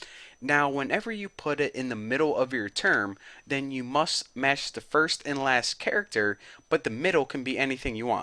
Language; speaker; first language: English; native; English